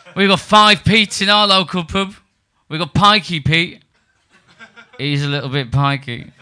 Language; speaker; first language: English; native; English